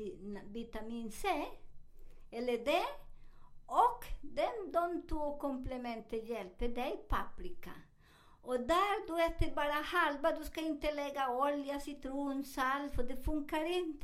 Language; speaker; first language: Swedish; non-native, learner; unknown